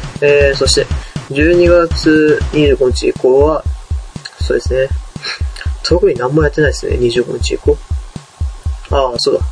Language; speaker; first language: Japanese; native; Japanese